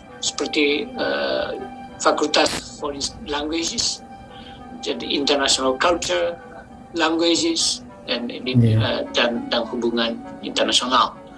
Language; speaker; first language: Indonesian; non-native, fluent; Japanese